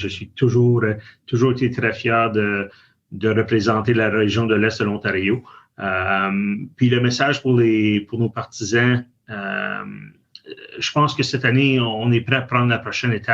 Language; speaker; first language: French; native; French